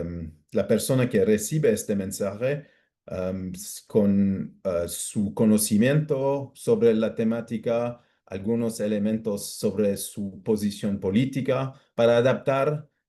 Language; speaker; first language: Spanish; non-native, fluent; English